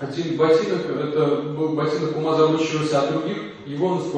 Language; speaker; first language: Russian; native; Russian